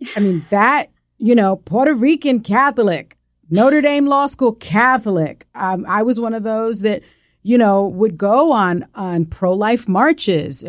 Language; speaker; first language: English; early bilingual, other home language; Spanish